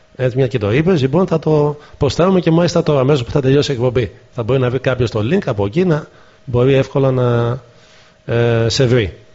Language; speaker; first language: Greek; native; Greek